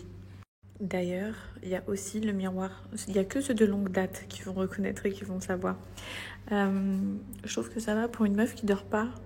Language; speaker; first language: French; native; French